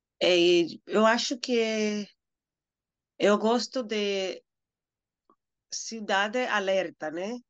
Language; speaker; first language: Portuguese; non-native, learner; Spanish